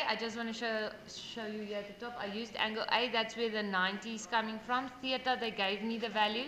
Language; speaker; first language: English; non-native, local second language; Afrikaans